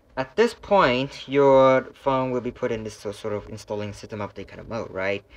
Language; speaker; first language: English; non-native, fluent; Vietnamese